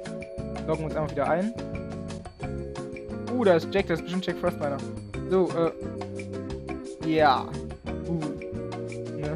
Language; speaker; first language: German; native; German